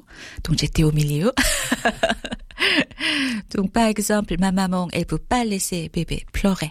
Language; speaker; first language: French; non-native, fluent; Korean